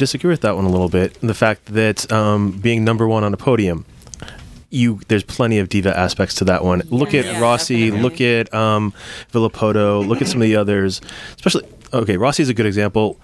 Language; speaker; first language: English; native; English